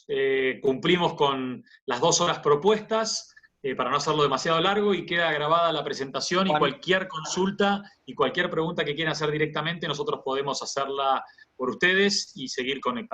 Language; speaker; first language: Spanish; native; Spanish